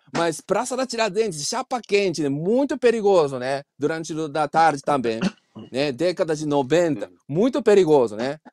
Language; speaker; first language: Portuguese; non-native, learner; Japanese